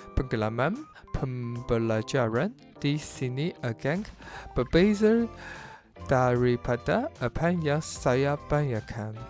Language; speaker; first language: Malay; non-native, learner; Chinese